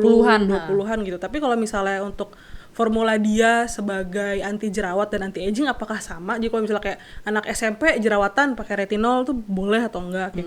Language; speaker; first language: Indonesian; native; Indonesian